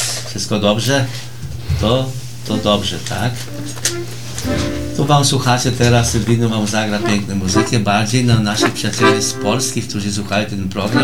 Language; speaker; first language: Polish; early bilingual, heritage; Portuguese